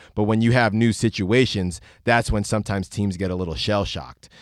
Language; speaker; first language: English; early bilingual, other home language; Spanish